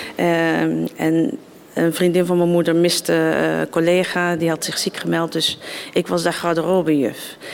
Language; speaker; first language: Dutch; native; Dutch